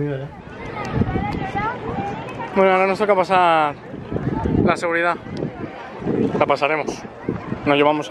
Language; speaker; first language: Spanish; native; Spanish